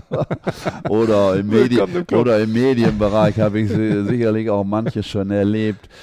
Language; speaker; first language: German; native; German